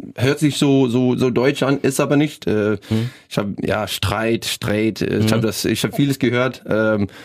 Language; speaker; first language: German; non-native, fluent; English